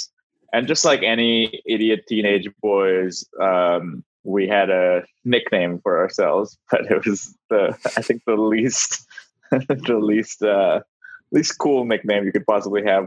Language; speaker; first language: English; non-native, local second language; Hindi